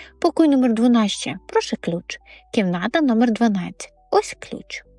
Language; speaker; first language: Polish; non-native, fluent; Ukrainian